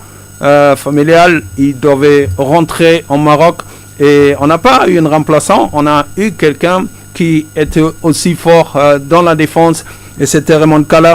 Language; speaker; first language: French; non-native, fluent; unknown